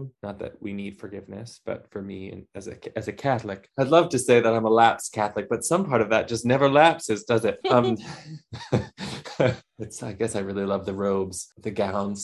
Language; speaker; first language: English; native; English